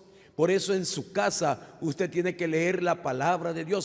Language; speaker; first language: Spanish; native; Spanish